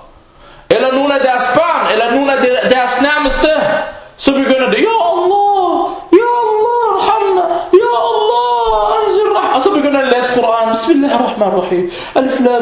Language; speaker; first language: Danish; non-native, fluent; Arabic